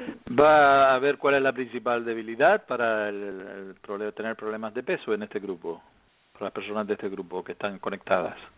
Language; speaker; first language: Spanish; native; Spanish